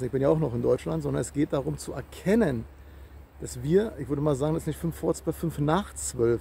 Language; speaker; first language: German; native; German